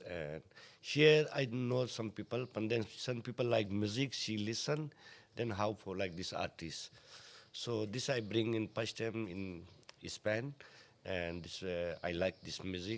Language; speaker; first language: English; non-native, learner; Hindi